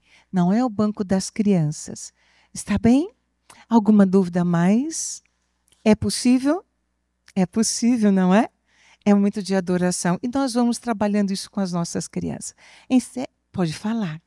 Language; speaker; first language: Portuguese; native; Portuguese